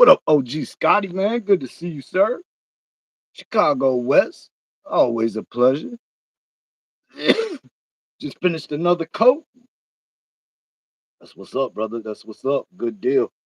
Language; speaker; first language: English; native; English